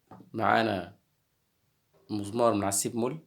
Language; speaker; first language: Arabic; native; Arabic